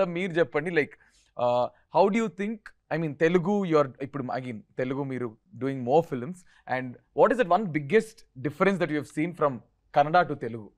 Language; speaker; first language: Telugu; native; Telugu